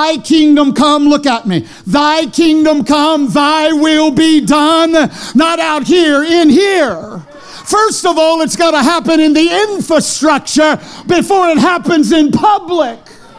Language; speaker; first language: English; native; English